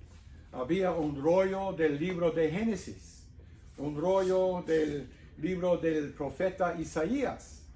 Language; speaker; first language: Spanish; non-native, fluent; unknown